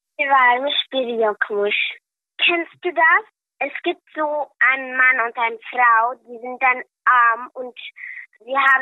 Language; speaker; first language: German; early bilingual, other home language; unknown